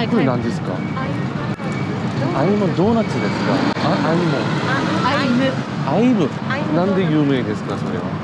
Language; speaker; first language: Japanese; non-native, learner; Korean